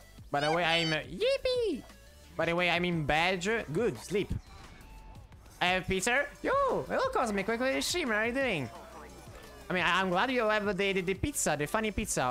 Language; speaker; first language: English; non-native, fluent; Italian